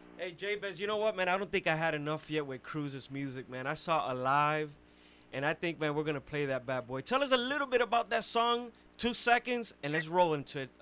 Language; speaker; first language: English; early bilingual, other home language; Spanish